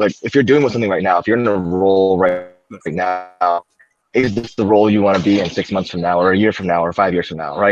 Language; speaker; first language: English; native; English